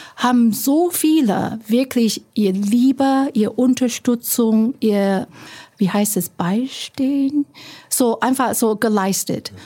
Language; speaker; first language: German; non-native, fluent; Chinese